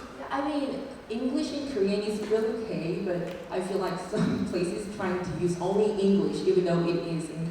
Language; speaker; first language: English; non-native, learner; Korean